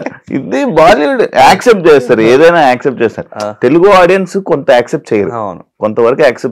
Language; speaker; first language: Telugu; native; Telugu